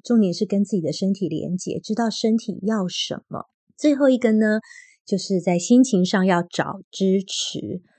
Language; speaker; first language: Chinese; native; Chinese